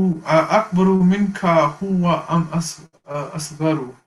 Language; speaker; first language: Arabic; non-native, learner; English